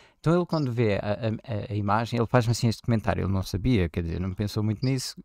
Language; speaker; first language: Portuguese; native; Portuguese